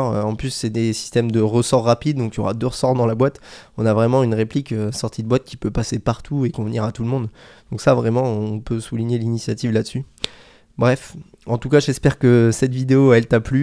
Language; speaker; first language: French; native; French